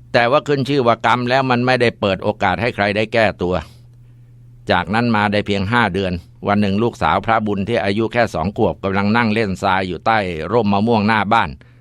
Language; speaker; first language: Thai; native; Thai